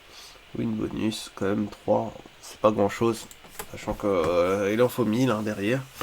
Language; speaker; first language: French; native; French